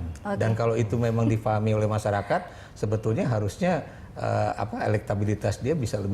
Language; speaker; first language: Indonesian; native; Indonesian